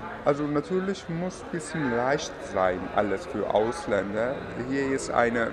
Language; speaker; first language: German; non-native, fluent; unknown